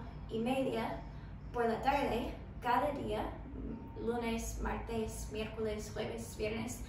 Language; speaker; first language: Spanish; non-native, learner; English